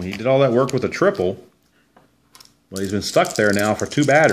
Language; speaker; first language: English; native; English